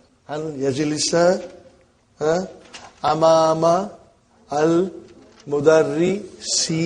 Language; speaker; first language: Arabic; non-native, fluent; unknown